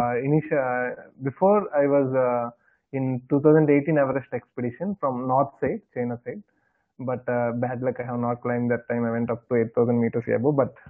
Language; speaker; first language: English; non-native, local second language; Telugu